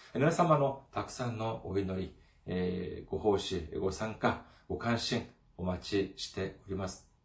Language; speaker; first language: Japanese; non-native, fluent; Korean